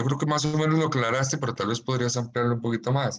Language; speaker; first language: Spanish; native; Spanish